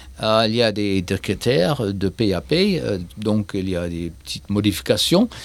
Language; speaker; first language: French; non-native, fluent; German